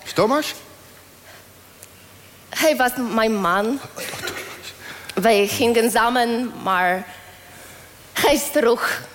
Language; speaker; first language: Dutch; non-native, learner; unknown